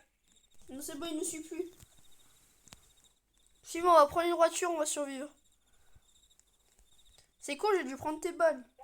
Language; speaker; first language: French; native; French